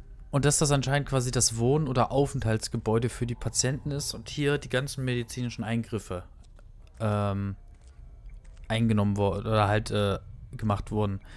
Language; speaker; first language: German; native; German